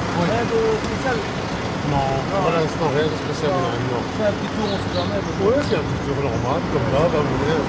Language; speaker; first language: French; native; French